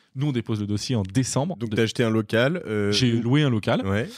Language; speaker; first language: French; native; French